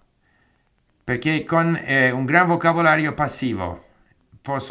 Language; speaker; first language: Italian; non-native, fluent; English